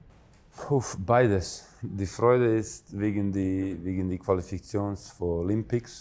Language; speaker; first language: German; non-native, fluent; Croatian